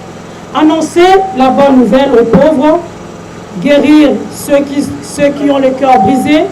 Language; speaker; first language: French; non-native, local second language; Lingala